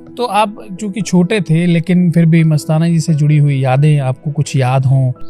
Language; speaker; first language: Hindi; native; Hindi